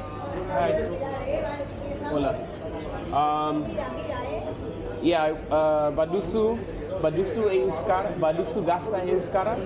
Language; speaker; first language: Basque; non-native, learner; English